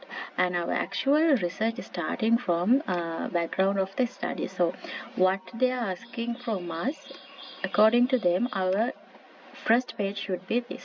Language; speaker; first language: English; non-native, local second language; Sinhala